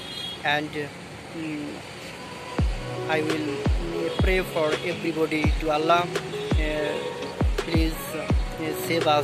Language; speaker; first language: English; non-native, learner; Bangla